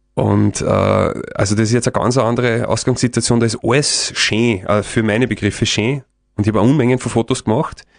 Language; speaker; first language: German; native; German